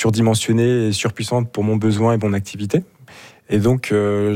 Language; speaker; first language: French; native; French